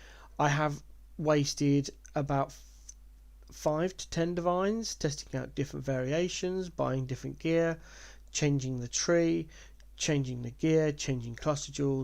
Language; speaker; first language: English; native; English